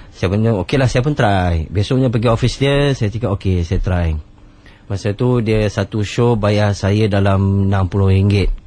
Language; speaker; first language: Malay; non-native, local second language; Chinese